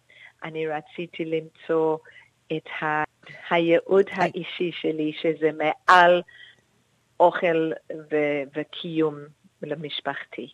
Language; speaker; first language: Hebrew; non-native, fluent; English